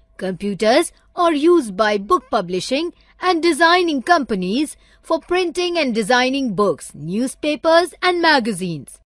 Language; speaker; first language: English; non-native, local second language; Urdu